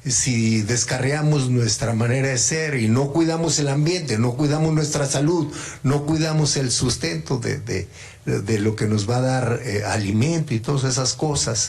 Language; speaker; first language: Spanish; native; Spanish